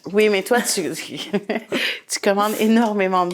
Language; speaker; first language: French; native; French